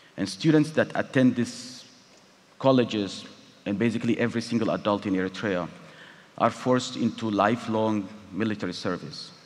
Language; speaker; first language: English; non-native, fluent; Tigrinya